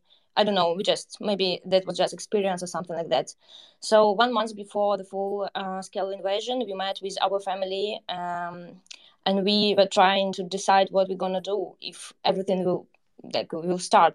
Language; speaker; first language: English; non-native, fluent; Ukrainian